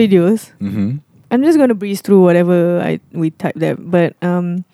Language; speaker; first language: English; non-native, local second language; Malay